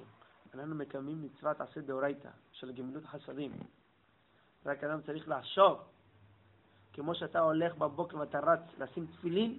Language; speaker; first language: Hebrew; non-native, fluent; English